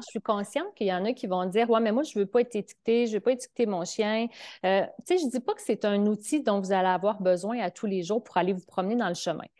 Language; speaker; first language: French; native; French